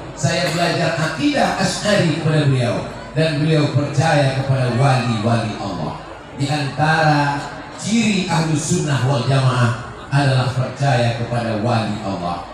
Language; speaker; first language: Indonesian; native; Indonesian